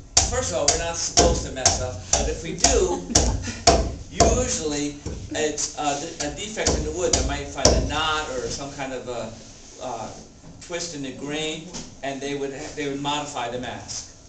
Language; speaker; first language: English; native; English